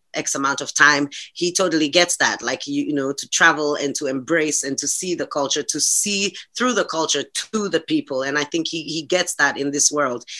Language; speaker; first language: English; non-native, local second language; Hungarian